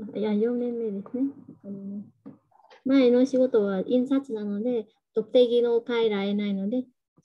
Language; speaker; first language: Japanese; non-native, fluent; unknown